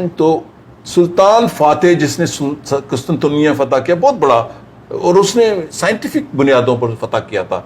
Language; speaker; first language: Urdu; non-native, local second language; Punjabi